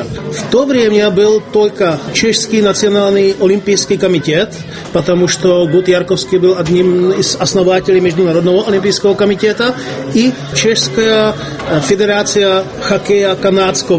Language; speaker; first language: Russian; non-native, fluent; Czech